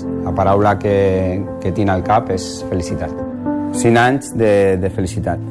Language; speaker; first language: Catalan; non-native, fluent; Spanish